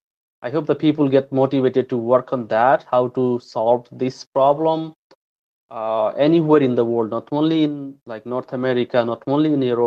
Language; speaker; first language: English; non-native, local second language; Nepali